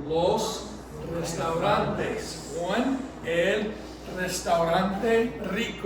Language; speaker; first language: Spanish; non-native, fluent; English